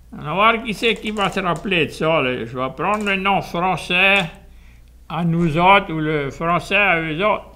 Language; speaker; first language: French; native; French